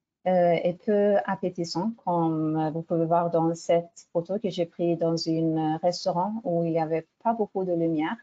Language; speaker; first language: French; non-native, fluent; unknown